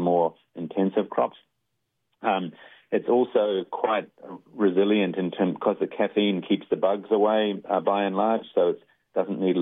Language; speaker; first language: English; native; English